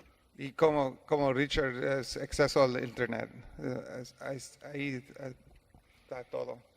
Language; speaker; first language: Spanish; non-native, learner; English